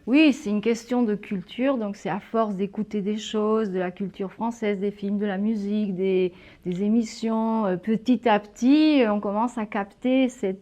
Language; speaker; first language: French; non-native, fluent; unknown